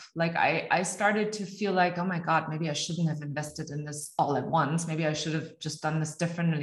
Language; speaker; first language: English; non-native, fluent; German